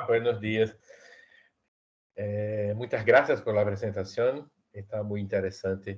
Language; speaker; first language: Spanish; non-native, fluent; Portuguese